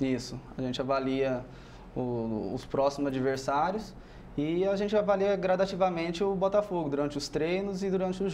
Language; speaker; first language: Portuguese; native; Portuguese